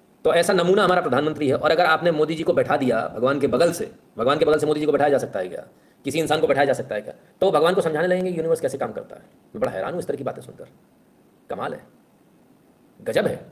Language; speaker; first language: Hindi; native; Hindi